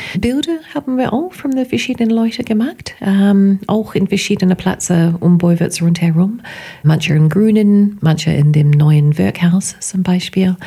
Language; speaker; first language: German; non-native, fluent; English